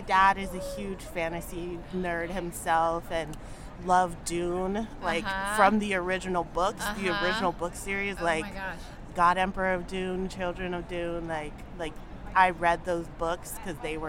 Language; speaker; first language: English; native; English